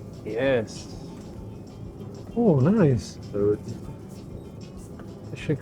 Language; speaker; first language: Turkish; non-native, learner; Italian